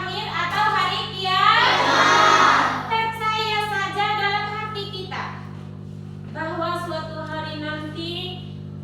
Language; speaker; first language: Indonesian; native; Indonesian